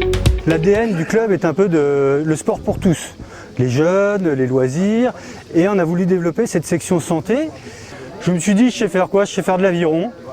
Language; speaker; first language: French; native; French